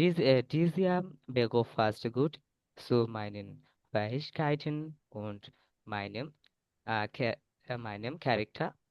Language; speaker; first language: German; non-native, learner; Bangla